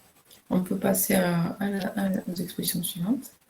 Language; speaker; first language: French; native; French